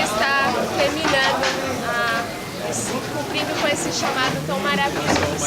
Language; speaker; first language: Portuguese; non-native, local second language; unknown